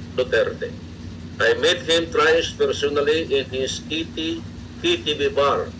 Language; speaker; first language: English; non-native, local second language; Cebuano